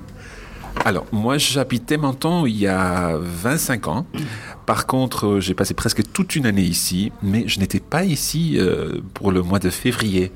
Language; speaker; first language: French; non-native, fluent; English